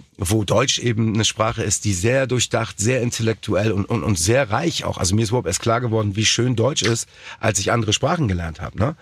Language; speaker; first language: German; native; German